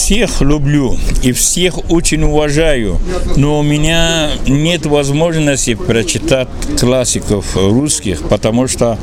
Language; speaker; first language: Russian; non-native, fluent; Pashto